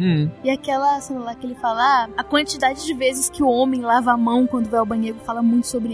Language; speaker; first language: Portuguese; native; Portuguese